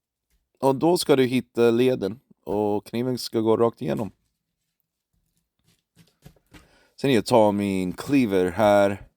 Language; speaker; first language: Swedish; non-native, fluent; English